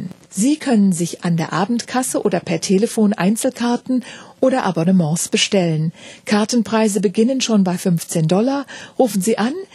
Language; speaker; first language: German; native; German